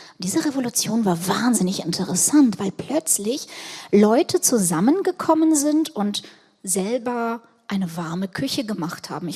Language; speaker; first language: German; early bilingual, other home language; Russian